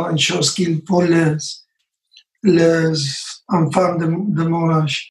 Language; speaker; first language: French; non-native, learner; Spanish